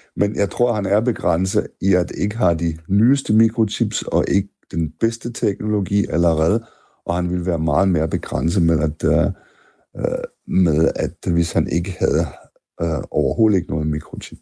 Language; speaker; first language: Danish; non-native, fluent; German